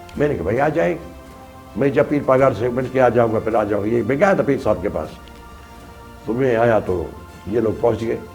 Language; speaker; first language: Urdu; non-native, local second language; Sindhi